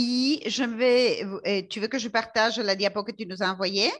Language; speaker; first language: French; non-native, fluent; Spanish